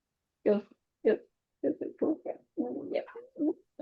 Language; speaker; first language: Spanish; non-native, learner; Korean